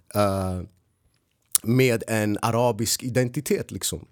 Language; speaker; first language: Swedish; early bilingual, other home language; Arabic